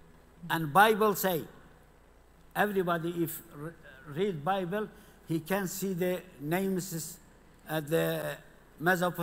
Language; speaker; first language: English; non-native, learner; Kurdish